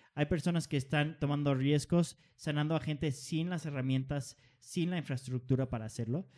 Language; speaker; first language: Spanish; non-native, fluent; Danish